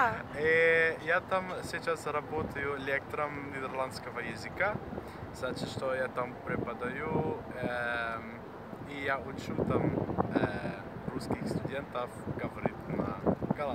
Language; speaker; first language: Russian; non-native, fluent; Dutch